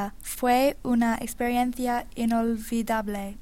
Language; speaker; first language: Spanish; non-native, learner; English